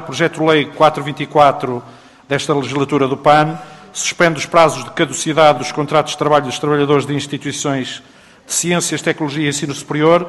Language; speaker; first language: Portuguese; native; Portuguese